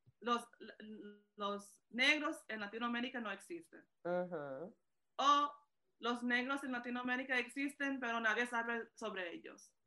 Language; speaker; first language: Spanish; early bilingual, heritage; Spanish